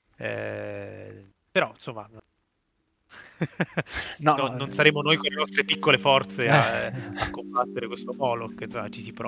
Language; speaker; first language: Italian; native; Italian